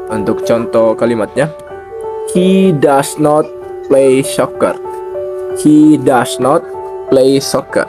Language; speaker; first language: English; non-native, learner; Indonesian